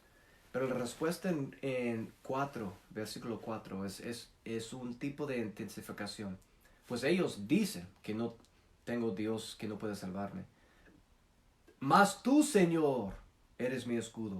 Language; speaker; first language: Spanish; non-native, fluent; English